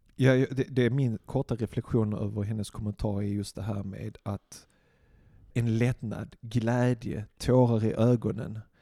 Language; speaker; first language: Swedish; early bilingual, other home language; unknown